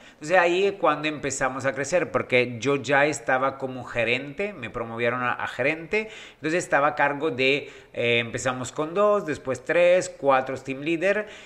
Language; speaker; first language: Spanish; non-native, fluent; Italian